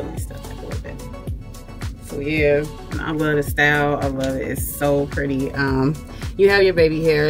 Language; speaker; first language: English; native; English